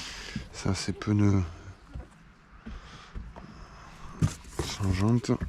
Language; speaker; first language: French; native; French